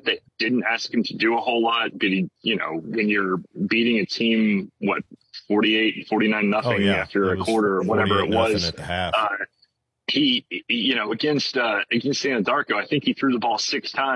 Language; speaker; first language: English; native; English